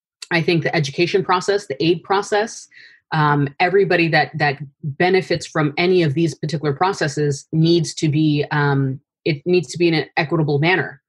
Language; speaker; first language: English; early bilingual, other home language; Persian